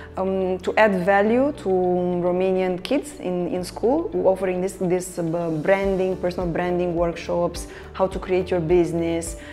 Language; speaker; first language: English; non-native, fluent; Romanian